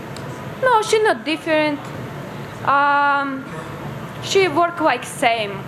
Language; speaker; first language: English; non-native, learner; Ukrainian